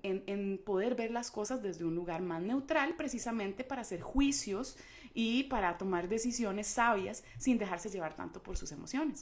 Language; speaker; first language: Spanish; native; Spanish